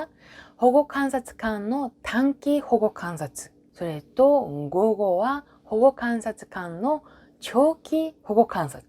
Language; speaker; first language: Japanese; non-native, fluent; Korean